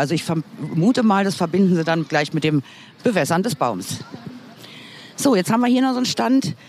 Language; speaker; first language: German; native; German